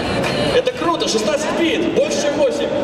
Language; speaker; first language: Russian; native; Russian